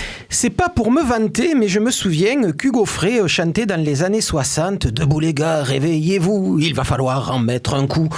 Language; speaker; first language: French; native; French